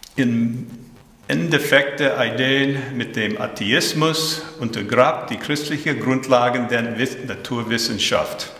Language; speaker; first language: German; early bilingual, heritage; German